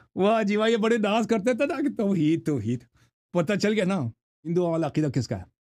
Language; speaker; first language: Urdu; non-native, fluent; Persian